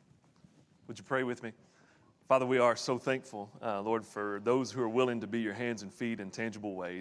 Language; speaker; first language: English; native; English